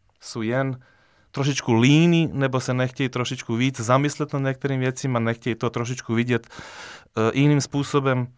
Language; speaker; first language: Czech; non-native, fluent; Serbian